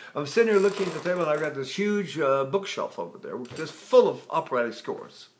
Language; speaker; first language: English; native; English